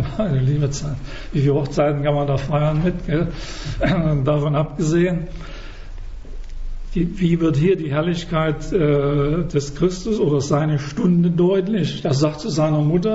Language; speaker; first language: German; native; German